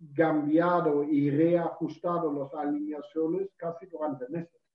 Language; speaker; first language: Spanish; non-native, fluent; German